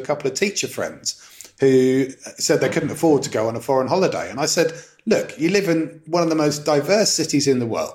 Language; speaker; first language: English; native; English